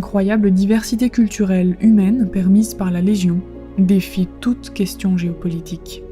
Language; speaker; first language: French; native; French